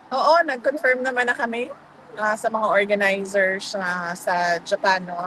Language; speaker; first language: Filipino; non-native, local second language; Cebuano